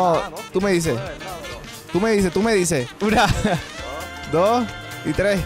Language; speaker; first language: Spanish; native; Spanish